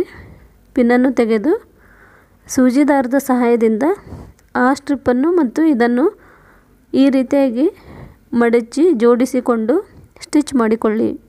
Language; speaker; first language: Kannada; native; Kannada